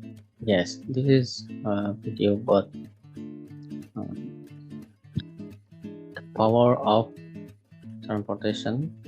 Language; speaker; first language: English; non-native, learner; Indonesian